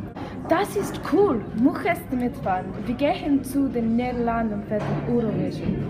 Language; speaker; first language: German; non-native, learner; English